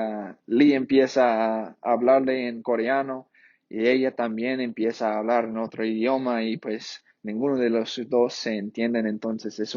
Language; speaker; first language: Spanish; non-native, fluent; English